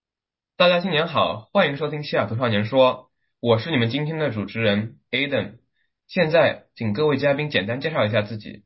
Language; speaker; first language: Chinese; early bilingual, other home language; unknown